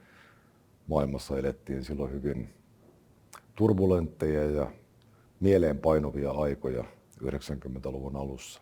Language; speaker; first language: Finnish; native; Finnish